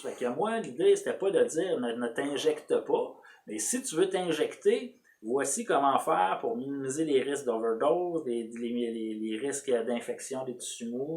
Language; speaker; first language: French; native; French